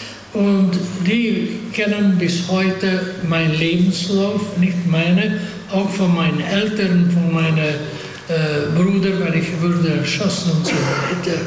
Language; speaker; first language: German; non-native, fluent; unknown